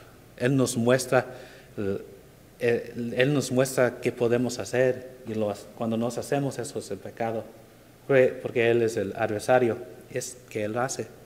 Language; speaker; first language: Spanish; non-native, fluent; English